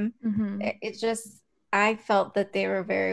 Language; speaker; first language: English; native; English